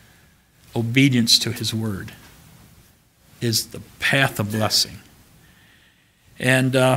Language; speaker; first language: English; native; English